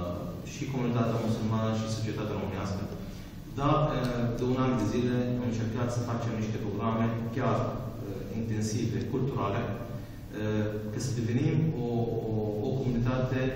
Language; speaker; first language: Romanian; non-native, fluent; Arabic